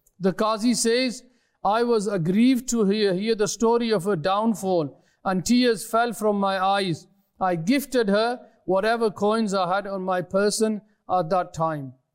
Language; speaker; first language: English; early bilingual, other home language; Urdu